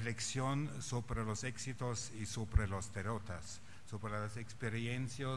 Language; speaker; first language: Spanish; non-native, fluent; German